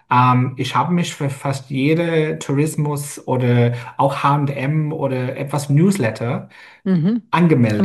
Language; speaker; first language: German; non-native, fluent; English